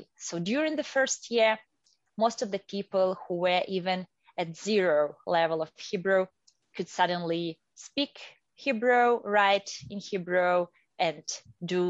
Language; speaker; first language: English; non-native, fluent; Russian